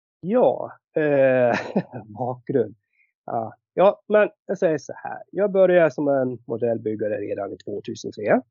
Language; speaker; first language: Swedish; non-native, fluent; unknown